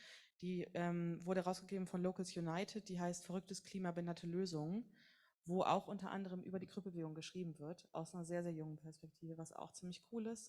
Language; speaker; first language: German; native; German